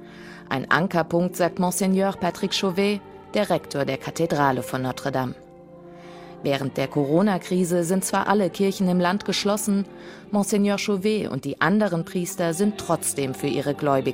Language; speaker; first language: German; native; German